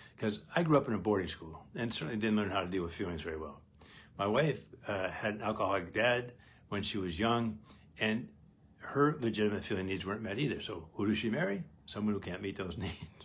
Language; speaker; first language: English; native; English